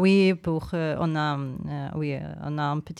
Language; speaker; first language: French; non-native, learner; Ukrainian